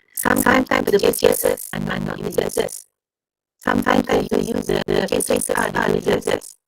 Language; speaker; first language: English; non-native, local second language; Malay